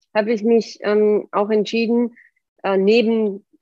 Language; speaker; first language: German; non-native, fluent; Bulgarian